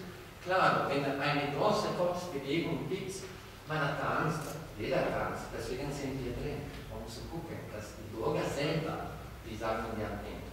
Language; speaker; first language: German; non-native, fluent; Italian